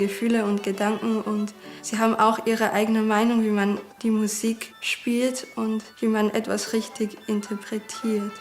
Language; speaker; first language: German; early bilingual, other home language; Chinese